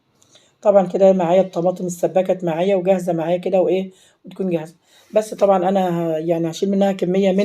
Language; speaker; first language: Arabic; native; Arabic